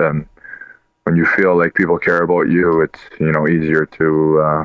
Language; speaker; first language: English; native; English